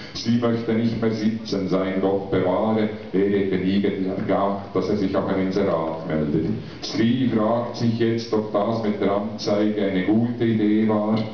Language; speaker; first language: German; native; German